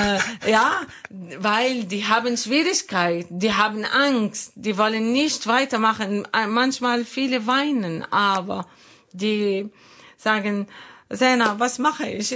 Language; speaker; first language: German; non-native, learner; Arabic